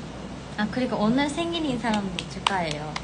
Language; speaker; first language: Korean; non-native, fluent; Japanese